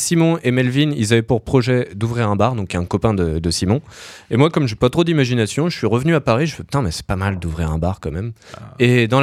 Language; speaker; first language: French; native; French